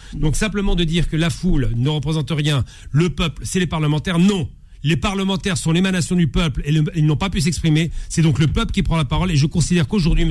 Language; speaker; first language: French; native; French